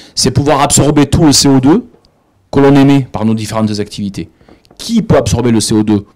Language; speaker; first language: French; native; French